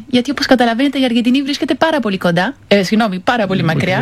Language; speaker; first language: Greek; non-native, fluent; Spanish